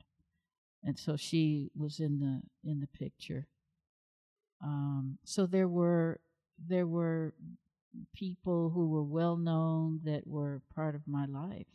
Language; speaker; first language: English; native; English